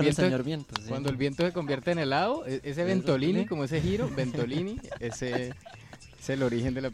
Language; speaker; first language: Spanish; native; Spanish